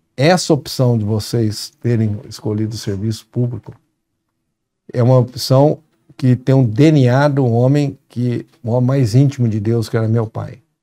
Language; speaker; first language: Portuguese; native; Portuguese